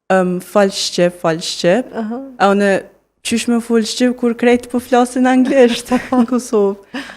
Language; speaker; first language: Albanian; early bilingual, heritage; Albanian